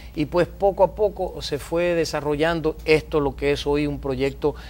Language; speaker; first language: Spanish; early bilingual, heritage; Spanish